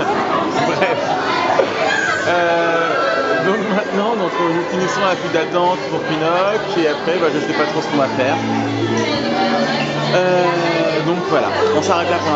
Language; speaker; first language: French; native; French